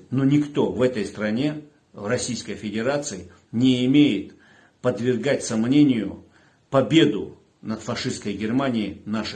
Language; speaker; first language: Russian; non-native, local second language; Chechen